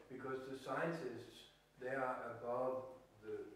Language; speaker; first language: English; non-native, fluent; Danish